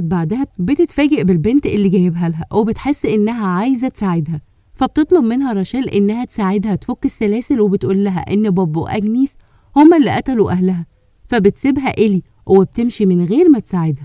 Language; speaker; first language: Arabic; native; Arabic